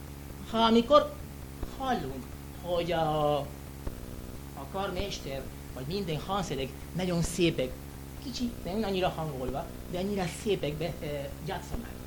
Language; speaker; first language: Hungarian; non-native, learner; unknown